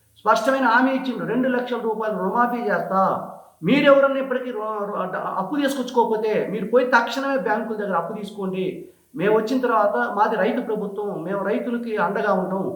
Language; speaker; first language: Telugu; native; Telugu